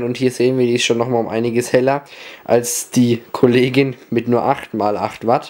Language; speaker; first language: German; native; German